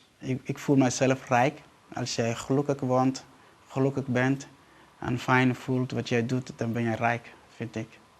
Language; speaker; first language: Dutch; non-native, learner; Somali